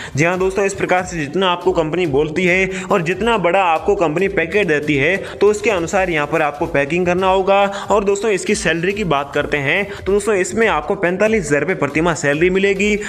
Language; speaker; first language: Hindi; native; Hindi